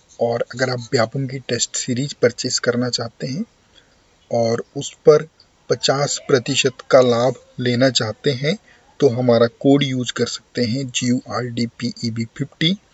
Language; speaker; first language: Hindi; native; Hindi